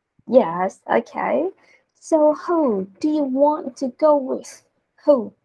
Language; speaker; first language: English; non-native, learner; Vietnamese